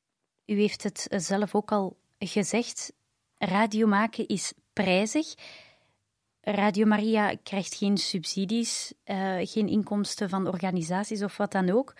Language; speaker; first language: Dutch; native; Dutch